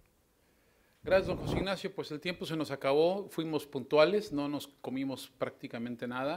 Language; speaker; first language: Spanish; native; Spanish